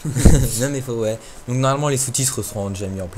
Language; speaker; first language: French; native; French